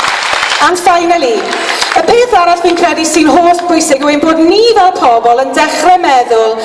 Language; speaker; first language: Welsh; native; Welsh